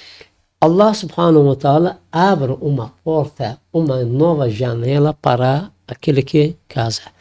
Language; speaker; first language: Portuguese; non-native, learner; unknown